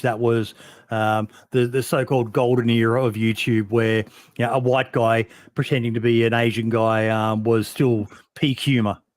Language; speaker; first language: English; native; English